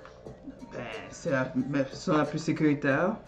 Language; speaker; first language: French; native; French